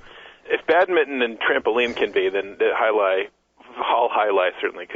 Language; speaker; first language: English; native; English